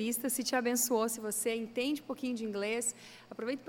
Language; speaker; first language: English; non-native, fluent; Portuguese